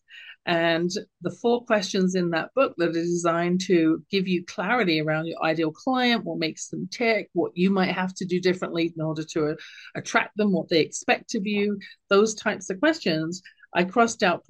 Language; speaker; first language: English; native; English